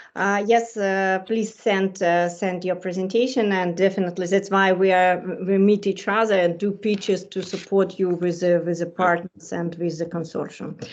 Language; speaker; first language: English; non-native, fluent; Ukrainian